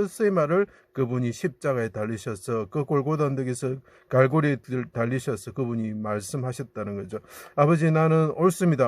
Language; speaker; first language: Korean; native; Korean